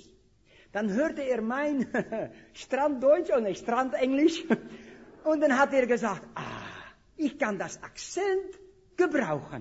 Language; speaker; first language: German; non-native, fluent; Dutch